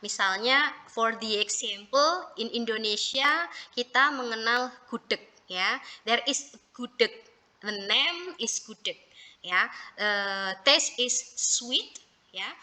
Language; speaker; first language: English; non-native, learner; Javanese